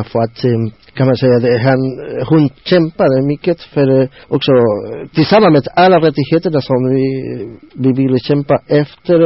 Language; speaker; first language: Swedish; non-native, learner; Spanish